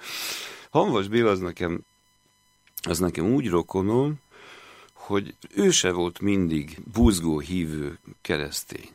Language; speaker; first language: Hungarian; native; Hungarian